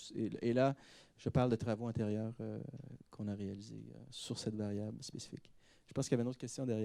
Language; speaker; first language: French; native; French